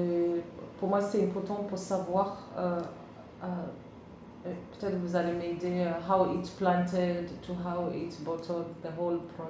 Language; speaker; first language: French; non-native, learner; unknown